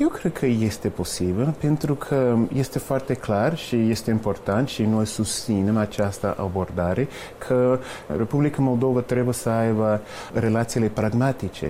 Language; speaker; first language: Romanian; non-native, fluent; English